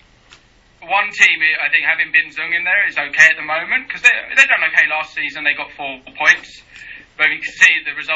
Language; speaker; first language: English; native; English